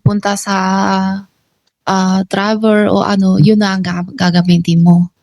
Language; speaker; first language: Filipino; non-native, learner; Chinese